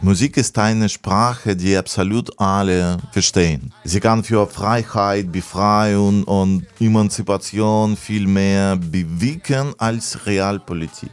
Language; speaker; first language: German; non-native, fluent; Russian